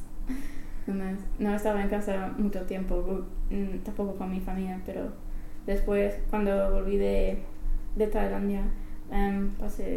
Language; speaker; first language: Spanish; non-native, fluent; English